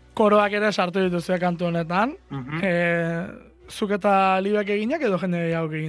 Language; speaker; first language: Basque; native; Basque